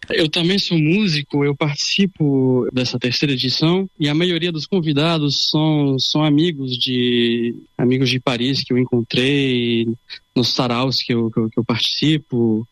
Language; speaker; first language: Portuguese; early bilingual, other home language; French